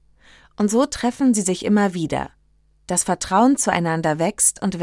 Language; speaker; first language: German; native; German